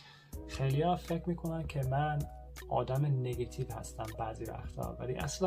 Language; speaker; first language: Persian; early bilingual, heritage; Persian